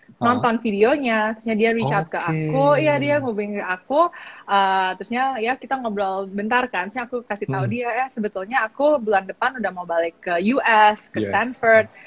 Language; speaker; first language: Indonesian; native; Indonesian